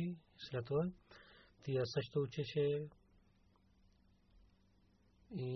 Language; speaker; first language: Bulgarian; non-native, learner; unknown